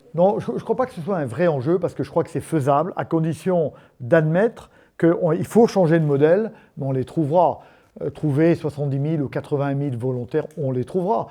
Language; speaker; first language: French; native; French